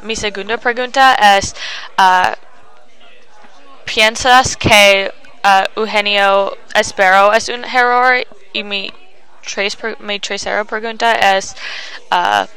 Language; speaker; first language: Spanish; non-native, learner; English